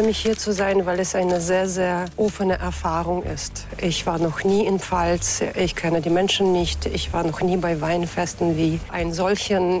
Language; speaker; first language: German; non-native, fluent; Ukrainian